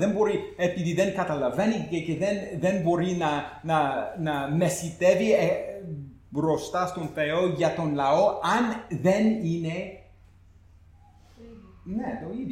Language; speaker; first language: Greek; non-native, fluent; English